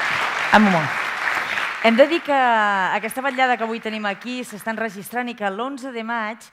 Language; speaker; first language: Catalan; native; Catalan